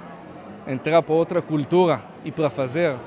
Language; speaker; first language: Portuguese; non-native, fluent; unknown